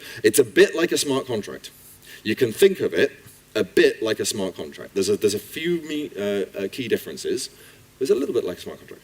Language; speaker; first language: English; native; English